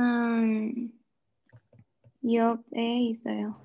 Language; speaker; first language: Korean; non-native, learner; Spanish